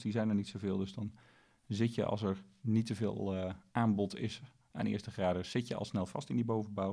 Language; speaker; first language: Dutch; native; Dutch